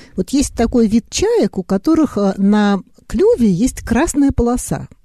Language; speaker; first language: Russian; native; Russian